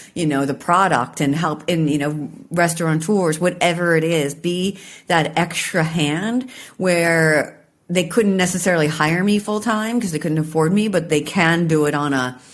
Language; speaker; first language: English; native; English